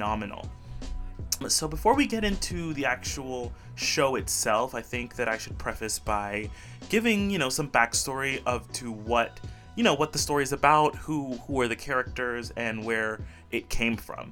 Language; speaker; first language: English; early bilingual, other home language; Portuguese